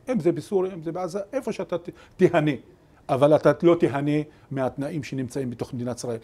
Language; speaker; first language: Hebrew; non-native, local second language; Arabic